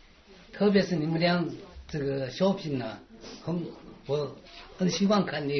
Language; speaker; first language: Chinese; non-native, local second language; Korean